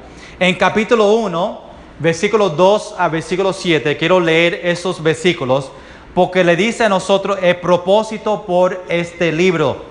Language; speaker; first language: Spanish; early bilingual, heritage; Spanish